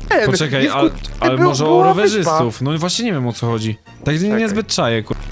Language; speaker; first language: Polish; native; Polish